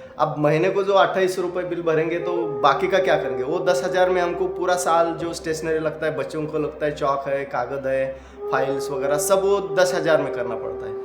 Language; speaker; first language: Hindi; non-native, local second language; Marathi